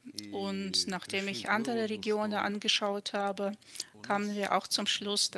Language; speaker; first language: German; non-native, fluent; Russian